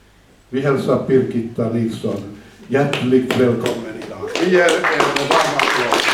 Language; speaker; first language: Swedish; non-native, fluent; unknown